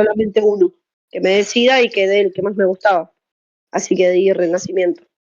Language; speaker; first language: Spanish; native; Spanish